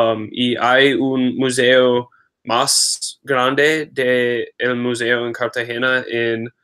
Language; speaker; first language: Spanish; non-native, learner; English